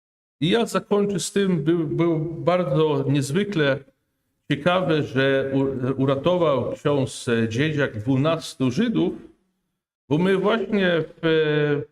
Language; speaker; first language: Polish; non-native, fluent; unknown